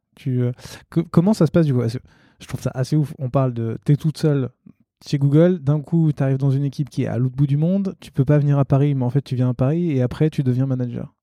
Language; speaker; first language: French; native; French